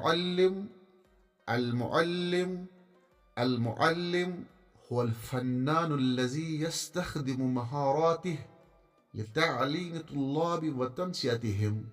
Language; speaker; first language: Arabic; non-native, fluent; Urdu